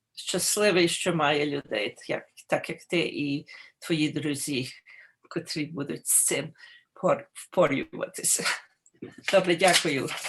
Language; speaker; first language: Ukrainian; early bilingual, heritage; Ukrainian